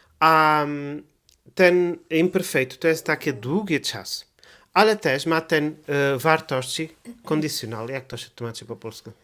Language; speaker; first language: Polish; non-native, learner; Portuguese